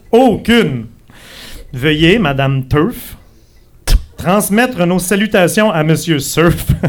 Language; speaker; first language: French; native; French